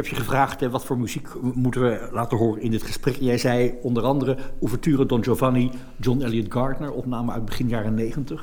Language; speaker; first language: Dutch; native; Dutch